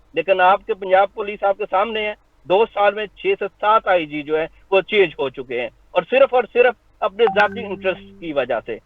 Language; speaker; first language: Urdu; native; Urdu